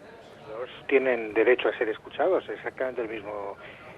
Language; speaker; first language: Spanish; native; Spanish